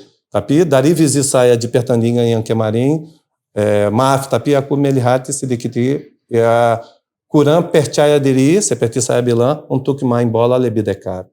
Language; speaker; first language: Indonesian; non-native, fluent; Portuguese